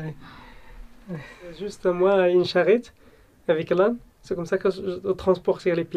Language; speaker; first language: French; non-native, learner; Arabic